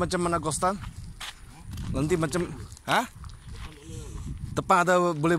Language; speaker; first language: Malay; non-native, local second language; Cantonese